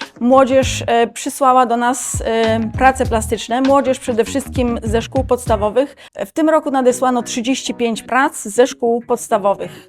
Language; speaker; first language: Polish; native; Polish